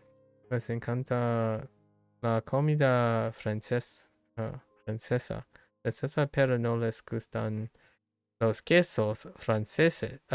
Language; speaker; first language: Spanish; non-native, learner; English